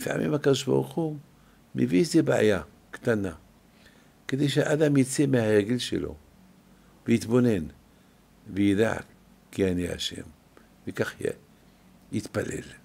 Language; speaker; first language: Hebrew; non-native, fluent; French